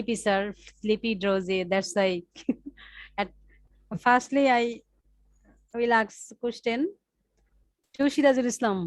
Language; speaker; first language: English; non-native, learner; Bangla